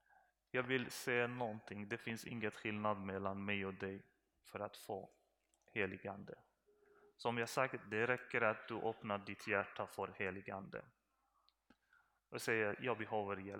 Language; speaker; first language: Swedish; non-native, learner; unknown